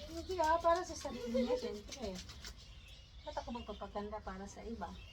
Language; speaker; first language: Filipino; non-native, local second language; Cebuano